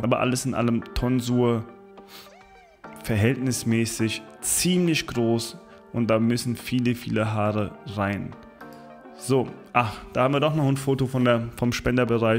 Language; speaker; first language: German; native; German